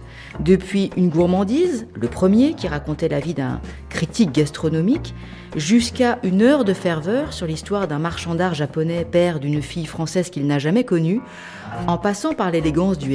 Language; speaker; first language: French; native; French